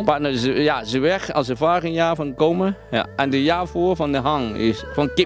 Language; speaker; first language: Dutch; non-native, learner; Cantonese